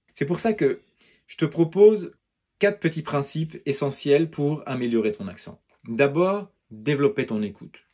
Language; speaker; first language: French; native; French